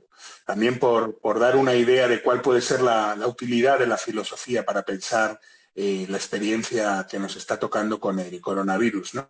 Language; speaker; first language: Spanish; native; Spanish